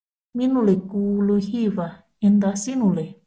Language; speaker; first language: Finnish; non-native, learner; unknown